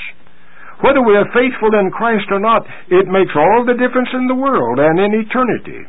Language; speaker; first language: English; native; English